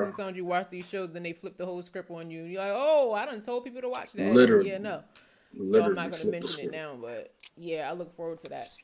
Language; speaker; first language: English; native; English